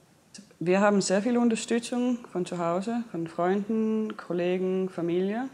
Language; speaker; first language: German; non-native, fluent; Danish